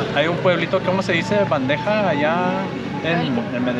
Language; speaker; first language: Spanish; non-native, learner; English